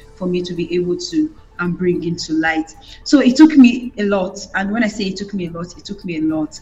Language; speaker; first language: English; non-native, local second language; Bini